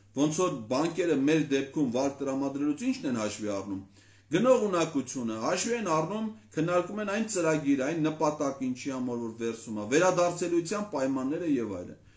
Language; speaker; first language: Armenian; native; Armenian